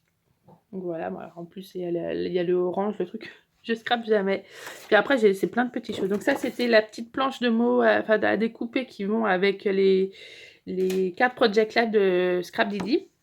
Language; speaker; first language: French; native; French